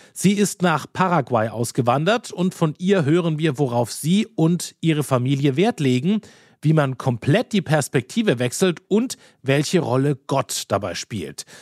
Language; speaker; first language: German; native; German